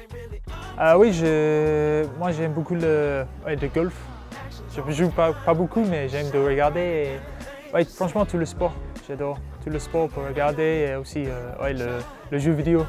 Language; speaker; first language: French; non-native, learner; English